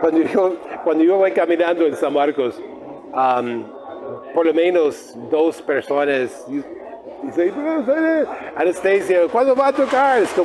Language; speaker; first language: Spanish; non-native, fluent; English